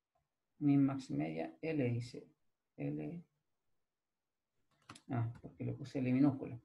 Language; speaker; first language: Spanish; native; Spanish